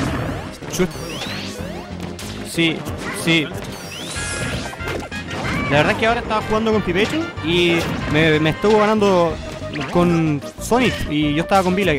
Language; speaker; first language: Spanish; native; Spanish